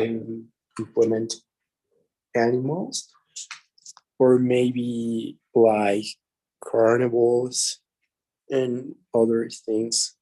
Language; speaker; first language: English; non-native, learner; Spanish